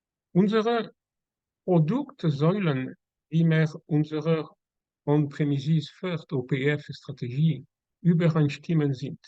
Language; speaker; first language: German; non-native, learner; French